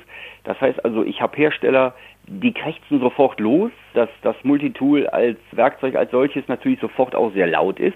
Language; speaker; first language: German; native; German